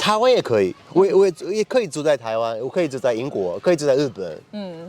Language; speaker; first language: Chinese; non-native, fluent; English